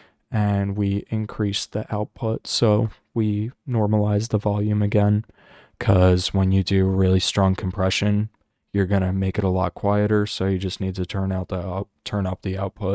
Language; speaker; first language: English; native; English